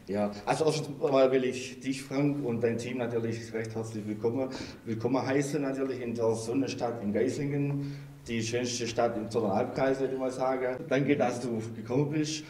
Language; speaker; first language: German; native; German